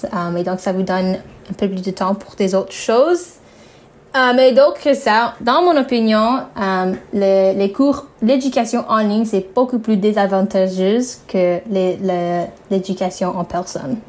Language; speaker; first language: French; non-native, learner; English